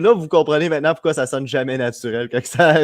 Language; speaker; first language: French; native; French